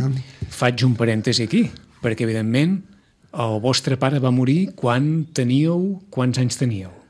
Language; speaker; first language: Catalan; native; Catalan